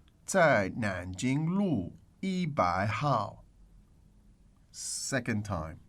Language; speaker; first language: Chinese; non-native, learner; English